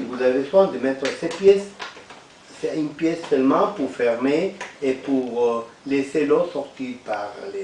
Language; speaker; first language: French; non-native, fluent; Spanish